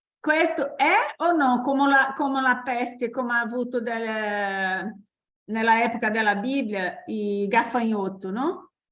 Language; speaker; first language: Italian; non-native, fluent; Portuguese